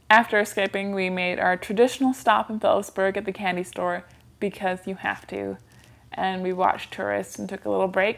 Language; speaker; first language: English; native; English